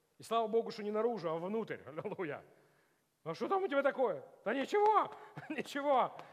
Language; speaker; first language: Russian; non-native, local second language; Ukrainian